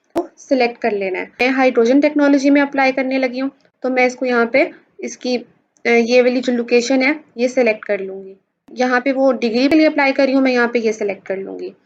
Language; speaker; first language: Urdu; native; Urdu